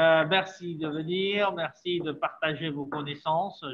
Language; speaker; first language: French; non-native, fluent; Spanish